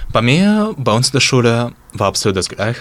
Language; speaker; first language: German; non-native, learner; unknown